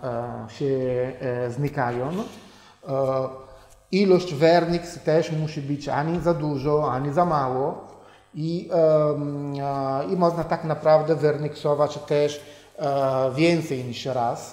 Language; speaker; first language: Polish; non-native, fluent; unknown